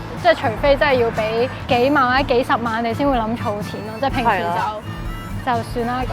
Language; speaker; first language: Cantonese; native; Cantonese